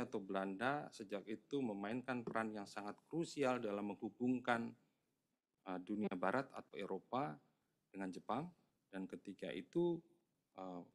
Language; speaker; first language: Indonesian; native; Indonesian